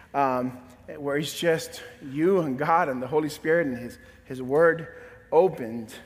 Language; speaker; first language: English; native; English